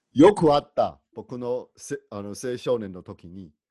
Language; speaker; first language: Japanese; non-native, learner; Chinese